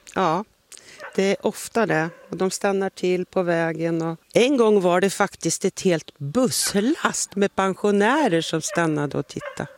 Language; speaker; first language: Swedish; native; Swedish